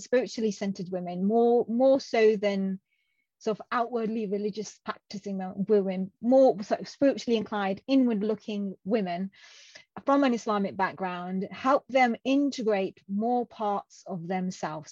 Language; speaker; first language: English; non-native, local second language; Punjabi